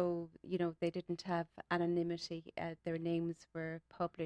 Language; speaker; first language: English; native; English